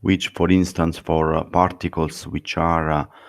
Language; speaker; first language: English; non-native, fluent; Italian